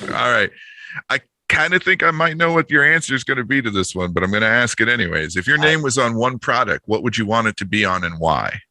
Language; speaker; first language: English; native; English